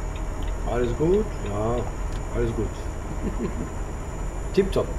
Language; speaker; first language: German; non-native, fluent; French